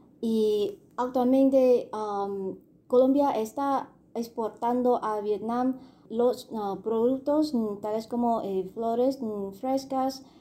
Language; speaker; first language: Spanish; non-native, fluent; Vietnamese